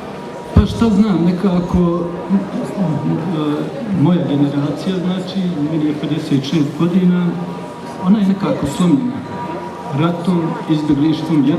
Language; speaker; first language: Bosnian; native; Bosnian